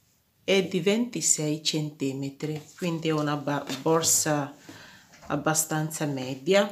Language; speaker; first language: Italian; non-native, fluent; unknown